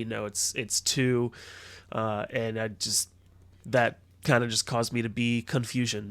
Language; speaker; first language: English; native; English